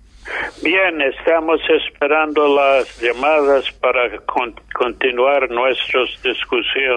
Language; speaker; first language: Spanish; non-native, fluent; English